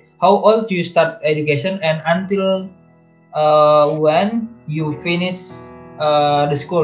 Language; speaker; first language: English; non-native, learner; Indonesian